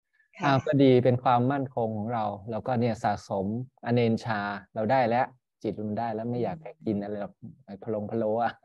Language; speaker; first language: Thai; native; Thai